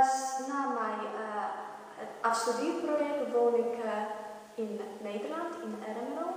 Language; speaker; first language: Dutch; non-native, fluent; Polish